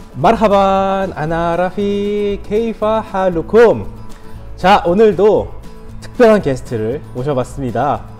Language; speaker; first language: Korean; native; Korean